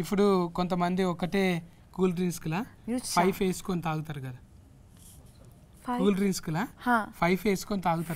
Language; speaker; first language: Telugu; native; Telugu